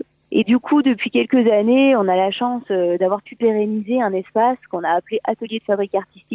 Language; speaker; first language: French; native; French